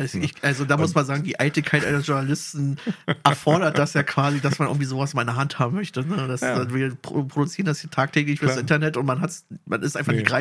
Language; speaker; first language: German; native; German